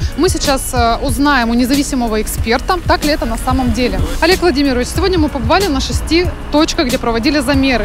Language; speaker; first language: Russian; native; Russian